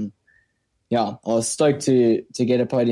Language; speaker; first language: English; native; English